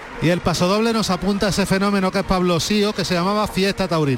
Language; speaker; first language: Spanish; native; Spanish